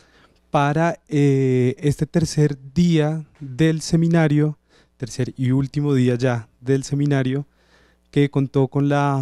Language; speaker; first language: Spanish; native; Spanish